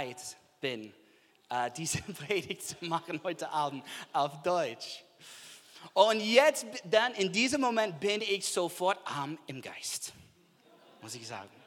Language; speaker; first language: German; non-native, fluent; English